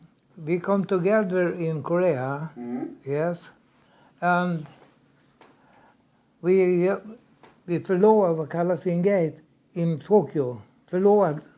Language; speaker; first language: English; non-native, learner; Swedish